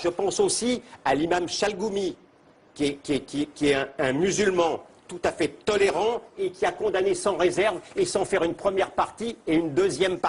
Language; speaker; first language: French; native; French